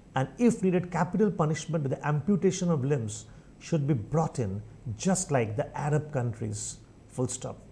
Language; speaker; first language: English; non-native, local second language; Bangla